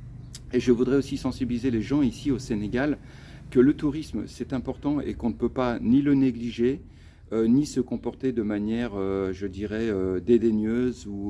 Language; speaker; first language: French; native; French